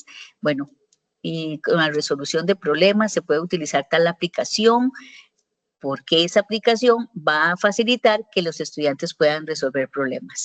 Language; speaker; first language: Spanish; native; Spanish